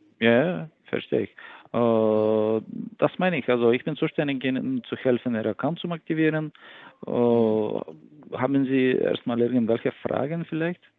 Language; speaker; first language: German; non-native, fluent; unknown